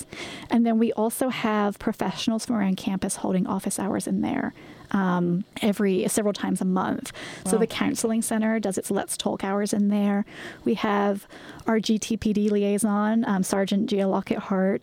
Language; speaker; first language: English; native; English